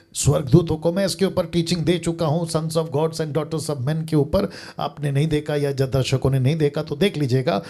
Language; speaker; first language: Hindi; native; Hindi